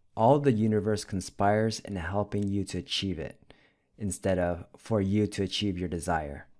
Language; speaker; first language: English; native; English